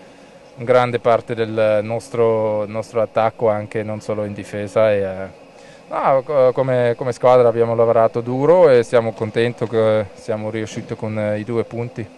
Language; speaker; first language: Italian; non-native, local second language; German